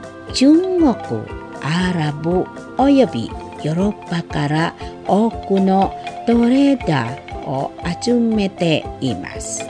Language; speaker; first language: Japanese; non-native, fluent; Indonesian